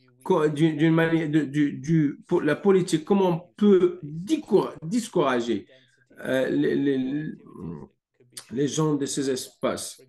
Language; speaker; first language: French; non-native, fluent; English